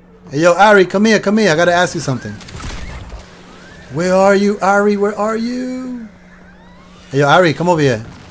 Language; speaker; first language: English; early bilingual, other home language; Spanish